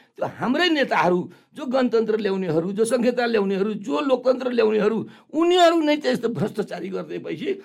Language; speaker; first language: Nepali; non-native, local second language; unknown